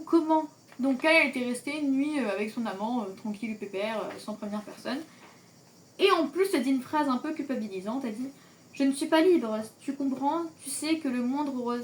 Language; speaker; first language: French; native; French